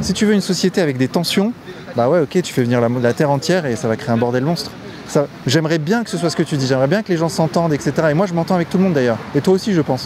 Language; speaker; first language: French; native; French